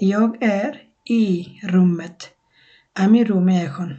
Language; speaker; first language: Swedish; non-native, learner; Bangla